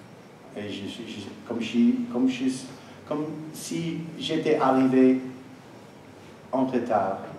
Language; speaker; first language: French; non-native, fluent; English